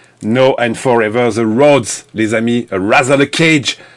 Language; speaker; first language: English; non-native, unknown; French